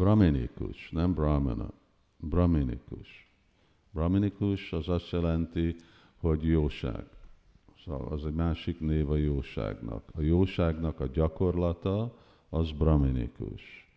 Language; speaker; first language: Hungarian; early bilingual, heritage; Hungarian